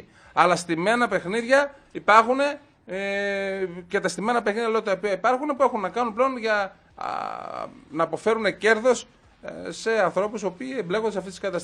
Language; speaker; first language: Greek; native; Greek